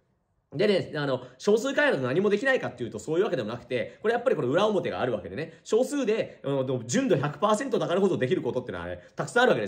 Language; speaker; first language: Japanese; native; Japanese